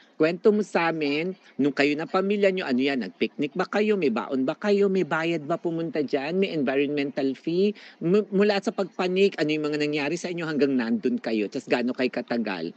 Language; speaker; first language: Filipino; native; Filipino